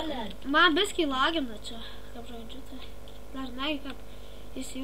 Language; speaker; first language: Lithuanian; native; Lithuanian